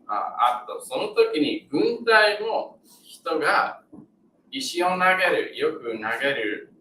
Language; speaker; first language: Japanese; non-native, learner; English